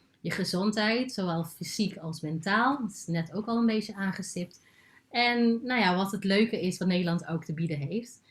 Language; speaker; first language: Dutch; non-native, local second language; Papiamento